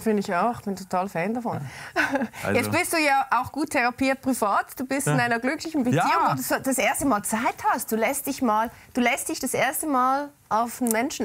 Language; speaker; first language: German; native; German